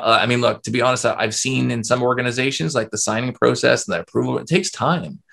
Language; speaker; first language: English; native; English